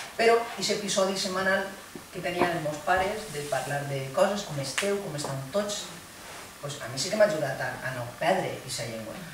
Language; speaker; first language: Catalan; early bilingual, other home language; Arabic